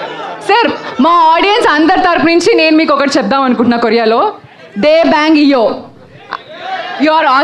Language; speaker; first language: Telugu; native; Telugu